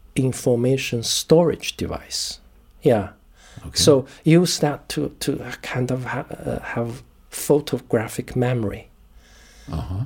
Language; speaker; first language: English; non-native, fluent; Chinese